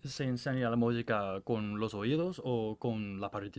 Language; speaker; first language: Spanish; non-native, learner; English